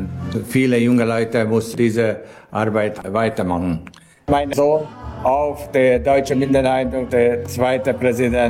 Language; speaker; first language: German; non-native, local second language; Hungarian